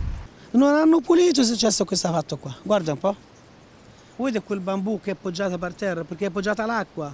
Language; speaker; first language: Italian; non-native, learner; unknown